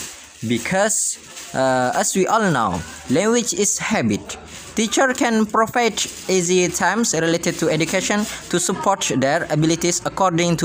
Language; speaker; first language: English; non-native, learner; Indonesian